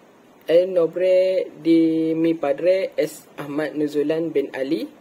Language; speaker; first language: Spanish; non-native, learner; Malay